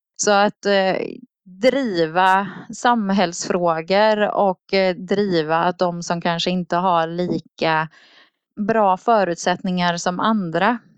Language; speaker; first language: Swedish; native; Swedish